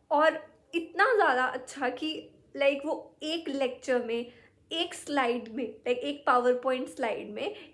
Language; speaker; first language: Hindi; native; Hindi